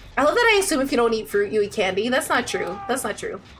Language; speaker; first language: English; native; English